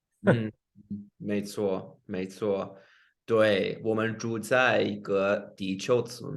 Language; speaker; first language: Chinese; non-native, fluent; English